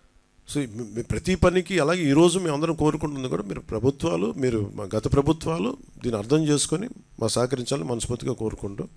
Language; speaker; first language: Telugu; native; Telugu